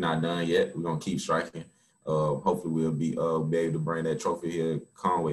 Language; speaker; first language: English; native; English